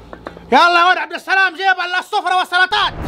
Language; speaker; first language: Arabic; native; Arabic